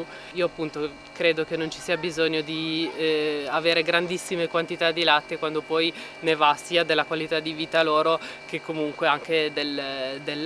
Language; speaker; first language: Italian; native; Italian